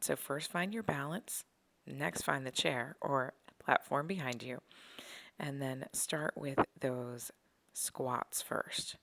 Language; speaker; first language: English; native; English